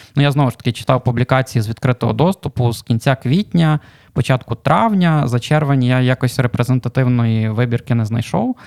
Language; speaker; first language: Ukrainian; native; Ukrainian